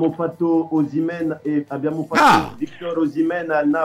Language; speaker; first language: Italian; non-native, learner; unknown